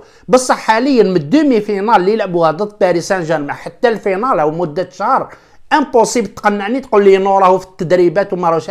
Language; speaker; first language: Arabic; native; Arabic